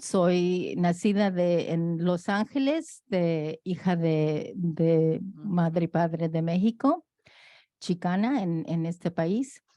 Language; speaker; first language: Spanish; early bilingual, heritage; Spanish